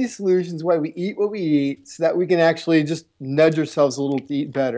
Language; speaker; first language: English; native; English